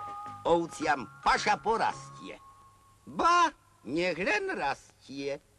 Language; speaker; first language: Slovak; native; Slovak